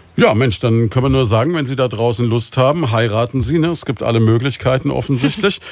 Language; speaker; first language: German; native; German